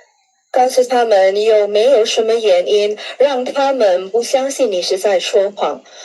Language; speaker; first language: Chinese; non-native, fluent; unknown